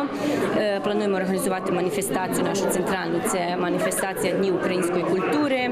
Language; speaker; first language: Ukrainian; early bilingual, heritage; Ukrainian